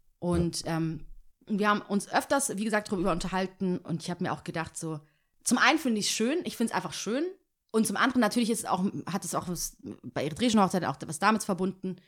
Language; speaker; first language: German; early bilingual, other home language; Tigrinya